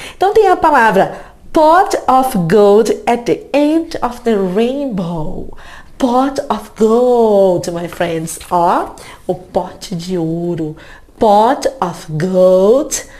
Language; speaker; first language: English; non-native, fluent; Portuguese